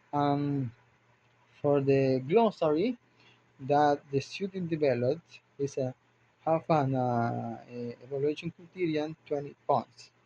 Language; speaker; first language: English; non-native, learner; Spanish